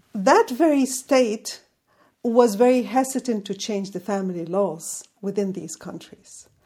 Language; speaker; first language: English; non-native, fluent; Arabic